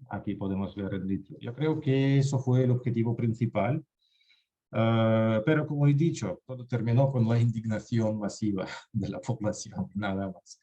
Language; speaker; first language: Spanish; non-native, fluent; Russian